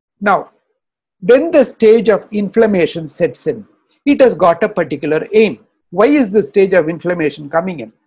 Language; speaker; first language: English; non-native, local second language; Tamil